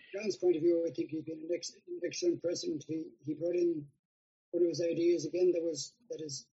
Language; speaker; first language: English; native; English